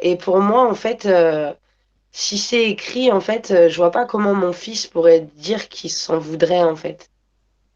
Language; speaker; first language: French; native; French